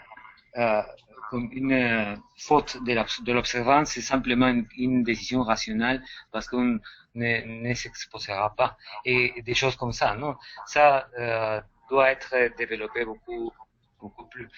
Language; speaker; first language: French; non-native, fluent; Spanish